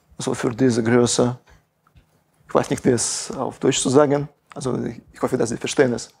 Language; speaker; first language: German; non-native, fluent; Russian